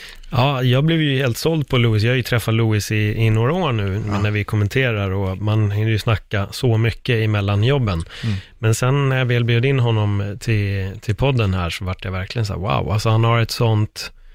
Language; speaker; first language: Swedish; native; Swedish